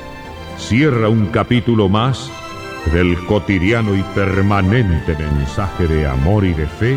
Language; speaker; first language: Spanish; native; Spanish